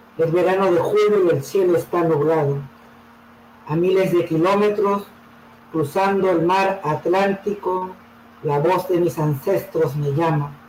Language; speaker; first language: Spanish; native; Spanish